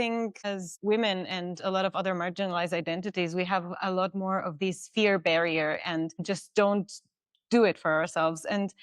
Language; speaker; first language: English; non-native, fluent; German